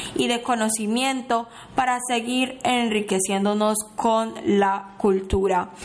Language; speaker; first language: Spanish; non-native, local second language; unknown